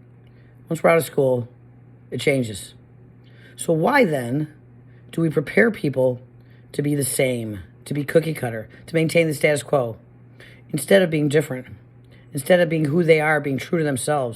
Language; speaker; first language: English; native; English